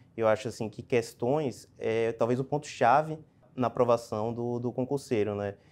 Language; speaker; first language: Portuguese; native; Portuguese